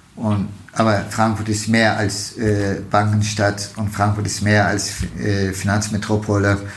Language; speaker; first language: German; non-native, fluent; Turkish